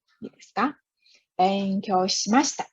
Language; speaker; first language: Japanese; non-native, fluent; Chinese